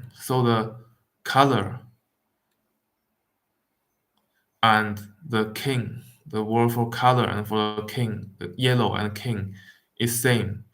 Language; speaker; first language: English; non-native, fluent; Wu Chinese